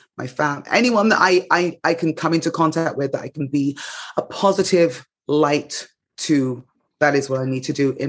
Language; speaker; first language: English; native; English